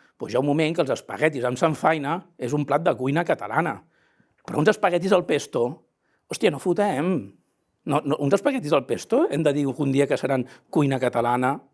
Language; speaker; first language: Catalan; native; Catalan